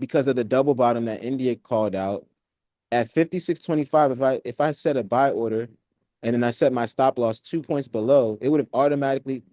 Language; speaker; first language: English; native; English